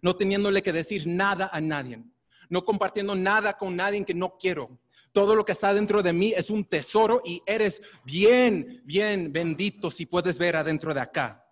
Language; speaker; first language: Spanish; early bilingual, heritage; Spanish